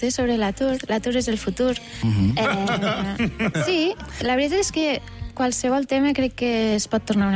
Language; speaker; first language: Catalan; native; Catalan